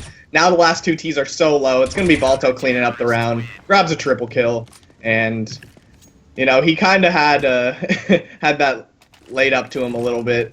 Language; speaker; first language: English; native; English